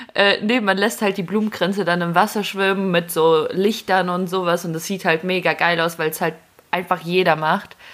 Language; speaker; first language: German; early bilingual, other home language; Russian